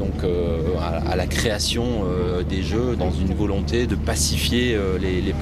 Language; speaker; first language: French; native; French